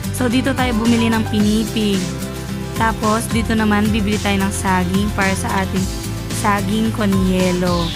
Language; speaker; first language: Filipino; non-native, local second language; Pampanga